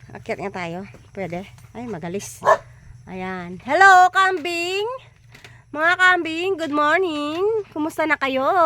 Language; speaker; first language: Filipino; non-native, local second language; Iloko